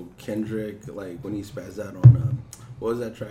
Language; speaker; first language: English; native; English